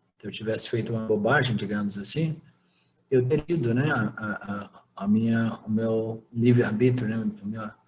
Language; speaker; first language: Portuguese; native; Portuguese